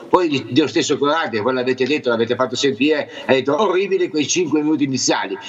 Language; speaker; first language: Italian; native; Italian